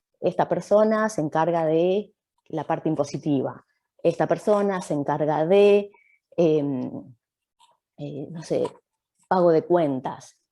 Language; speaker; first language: Spanish; native; Spanish